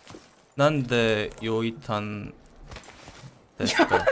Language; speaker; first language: Japanese; non-native, learner; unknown